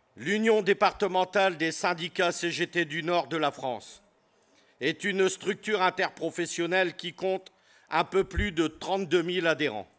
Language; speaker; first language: French; native; French